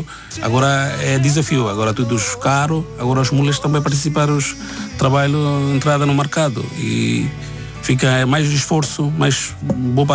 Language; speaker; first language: Portuguese; non-native, learner; Bangla